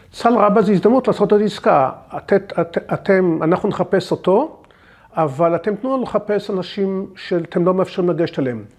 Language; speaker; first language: Hebrew; early bilingual, other home language; English